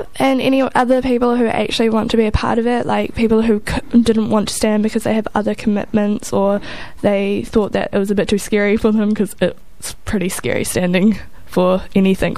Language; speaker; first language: English; native; English